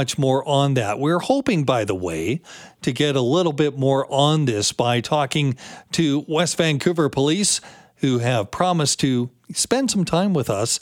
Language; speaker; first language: English; native; English